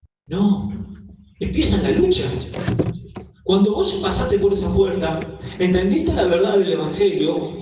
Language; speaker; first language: Spanish; native; Spanish